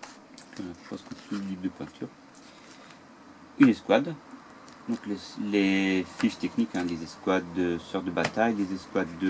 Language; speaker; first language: French; native; French